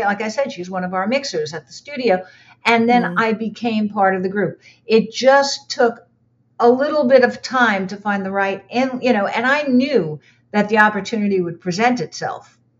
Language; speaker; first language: English; native; English